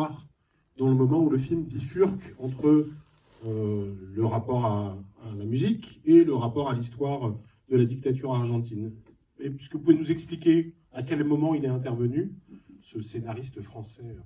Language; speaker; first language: French; native; French